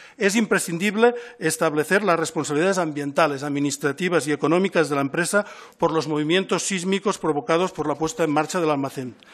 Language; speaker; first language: Spanish; non-native, local second language; Catalan